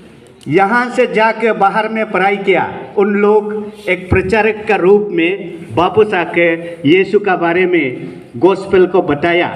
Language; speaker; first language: Hindi; non-native, local second language; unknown